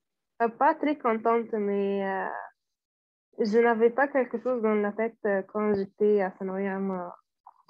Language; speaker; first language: French; non-native, learner; Arabic